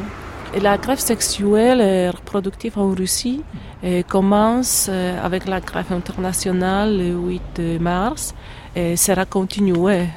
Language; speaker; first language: French; non-native, fluent; Polish